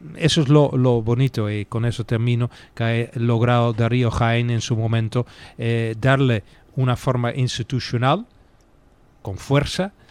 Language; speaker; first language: Spanish; non-native, fluent; Dutch